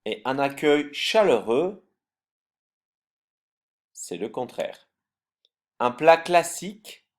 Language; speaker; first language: French; non-native, fluent; Turkish